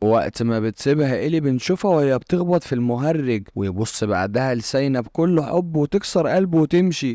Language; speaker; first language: Arabic; native; Arabic